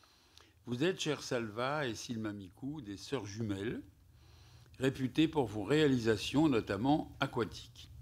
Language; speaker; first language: French; native; French